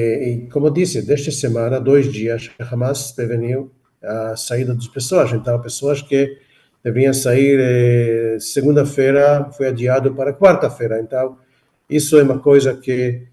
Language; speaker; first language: Portuguese; non-native, fluent; Hebrew